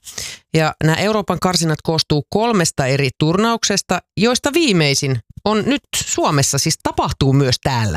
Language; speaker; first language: Finnish; native; Finnish